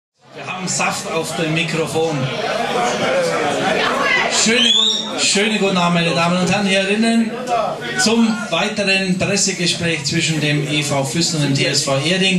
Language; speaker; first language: German; native; German